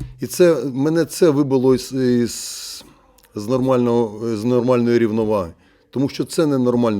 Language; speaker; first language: Ukrainian; native; Ukrainian